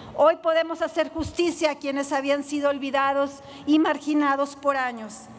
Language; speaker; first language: Spanish; native; Spanish